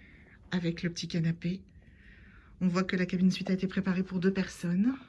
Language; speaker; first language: French; native; French